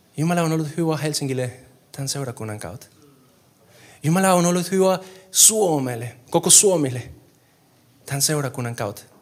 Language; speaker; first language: Finnish; non-native, fluent; Spanish